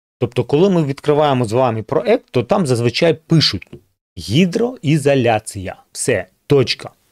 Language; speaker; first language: Ukrainian; non-native, local second language; Russian